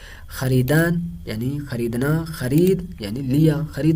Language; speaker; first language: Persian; non-native, fluent; Urdu